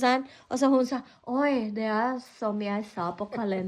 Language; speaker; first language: Norwegian; non-native, learner; Indonesian